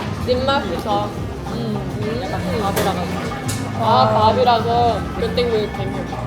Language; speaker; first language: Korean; early bilingual, heritage; Korean